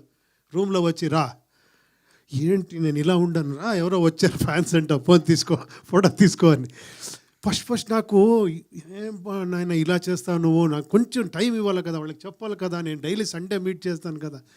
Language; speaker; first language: Telugu; non-native, fluent; Kannada